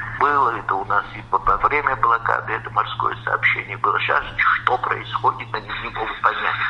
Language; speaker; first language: Russian; non-native, local second language; Abkhazian